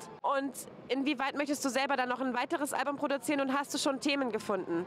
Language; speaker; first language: German; native; German